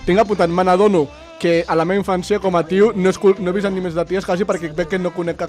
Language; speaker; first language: Catalan; native; Catalan